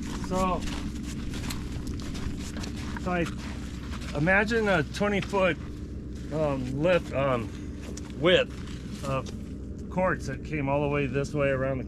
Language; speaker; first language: English; native; English